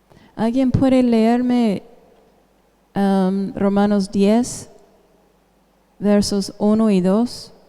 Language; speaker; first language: Spanish; non-native, fluent; English